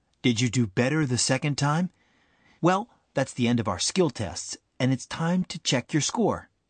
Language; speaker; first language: English; native; English